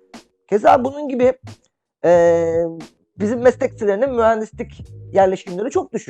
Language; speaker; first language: Turkish; native; Turkish